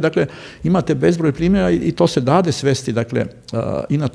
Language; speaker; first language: Croatian; native; Croatian